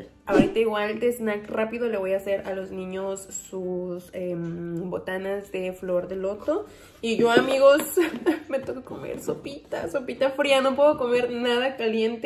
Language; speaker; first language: Spanish; native; Spanish